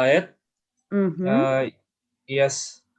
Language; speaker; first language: Russian; non-native, learner; Indonesian